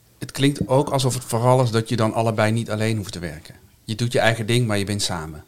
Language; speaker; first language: Dutch; native; Dutch